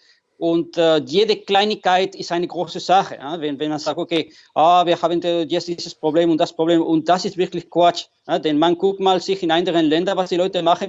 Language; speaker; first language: German; non-native, fluent; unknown